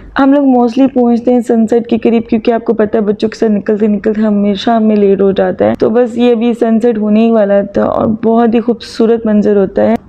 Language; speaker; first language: Urdu; native; Urdu